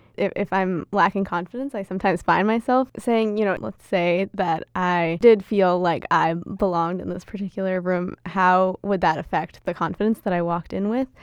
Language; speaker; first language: English; early bilingual, other home language; Gujarati